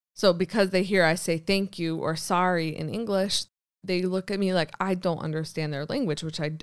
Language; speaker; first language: English; native; English